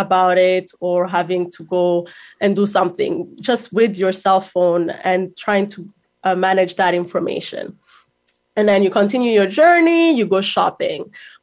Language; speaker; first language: English; non-native, local second language; Kinyarwanda